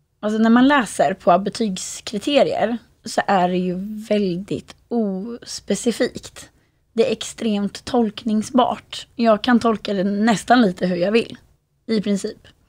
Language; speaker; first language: Swedish; native; Swedish